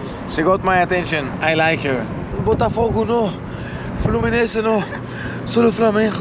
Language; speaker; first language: English; non-native, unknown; Swedish